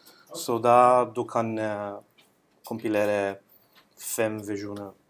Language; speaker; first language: Norwegian; non-native, learner; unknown